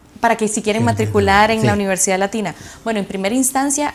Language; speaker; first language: Spanish; native; Spanish